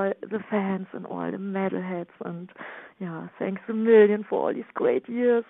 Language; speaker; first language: English; non-native, fluent; German